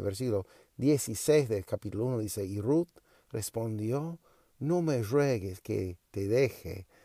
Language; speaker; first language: Spanish; non-native, learner; English